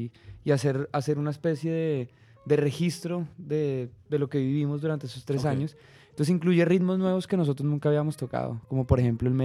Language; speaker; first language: Spanish; native; Spanish